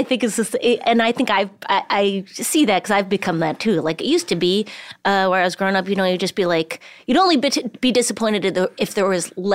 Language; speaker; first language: English; native; English